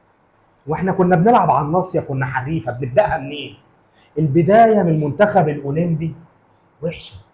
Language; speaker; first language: Arabic; native; Arabic